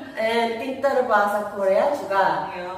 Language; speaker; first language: Indonesian; non-native, learner; Korean